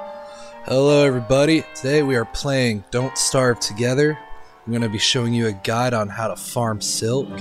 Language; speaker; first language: English; native; English